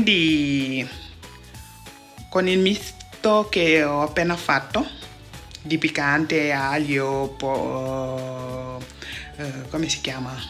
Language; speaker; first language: Italian; non-native, fluent; Wolof